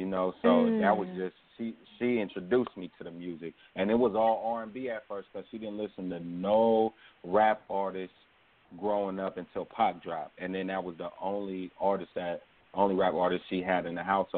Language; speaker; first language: English; native; English